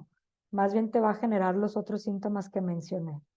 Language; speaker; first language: Spanish; native; Spanish